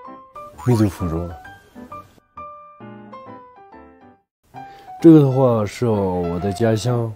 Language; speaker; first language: Chinese; non-native, local second language; Tibetan